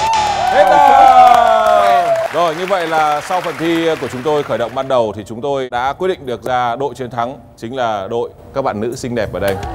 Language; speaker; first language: Vietnamese; native; Vietnamese